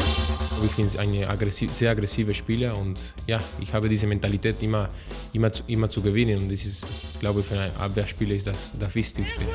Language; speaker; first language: German; non-native, learner; Spanish